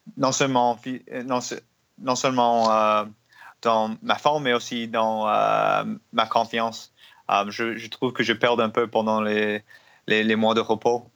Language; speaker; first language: French; non-native, learner; English